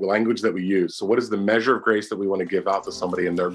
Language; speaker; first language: English; native; English